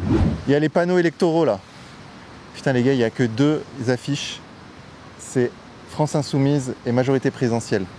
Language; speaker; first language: French; native; French